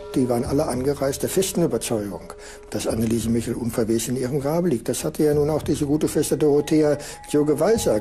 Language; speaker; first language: German; native; German